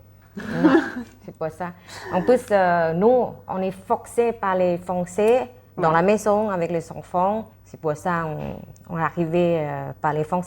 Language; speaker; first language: French; non-native, learner; Thai